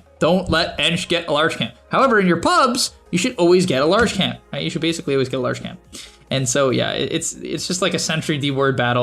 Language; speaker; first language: English; native; English